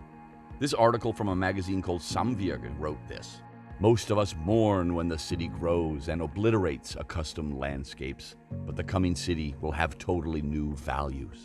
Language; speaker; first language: English; native; English